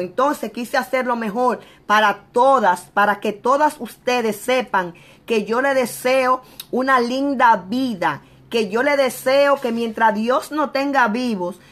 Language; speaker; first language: Spanish; native; Spanish